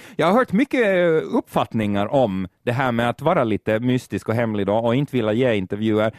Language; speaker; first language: Swedish; native; Swedish